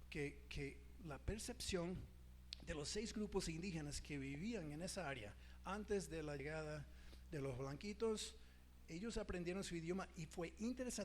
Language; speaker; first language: Spanish; non-native, fluent; English